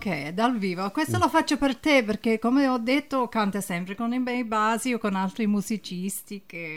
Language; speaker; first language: Italian; early bilingual, heritage; Italian